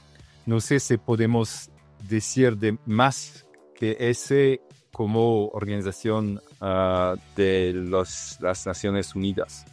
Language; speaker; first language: Spanish; non-native, learner; Italian